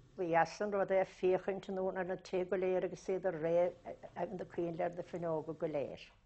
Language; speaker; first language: Irish; native; Irish